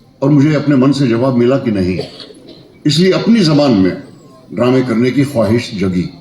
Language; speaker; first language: Urdu; native; Urdu